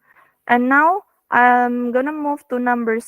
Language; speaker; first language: English; non-native, fluent; Indonesian